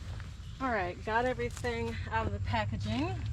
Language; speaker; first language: English; native; English